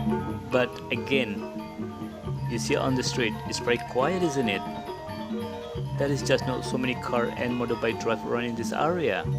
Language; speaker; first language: English; non-native, local second language; Indonesian